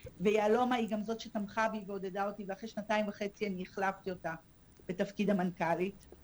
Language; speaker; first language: Hebrew; early bilingual, other home language; Russian